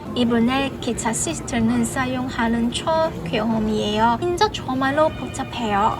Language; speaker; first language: Korean; non-native, learner; Cantonese